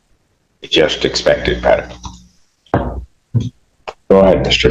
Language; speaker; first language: English; native; English